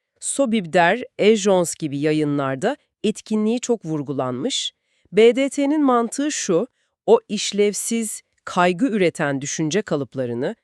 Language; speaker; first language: Turkish; native; Turkish